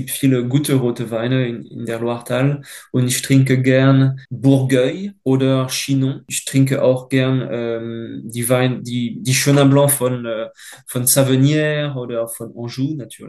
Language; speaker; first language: German; non-native, fluent; French